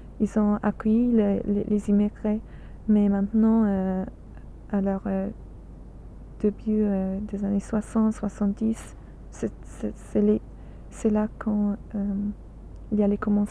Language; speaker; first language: French; non-native, learner; English